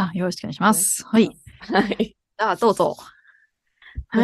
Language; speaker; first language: Japanese; non-native, fluent; German